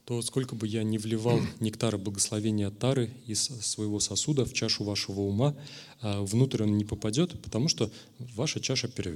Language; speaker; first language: Russian; native; Russian